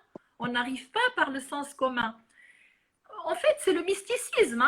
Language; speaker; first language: French; non-native, local second language; Arabic